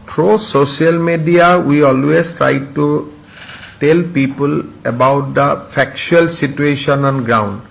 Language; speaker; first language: English; non-native, local second language; Assamese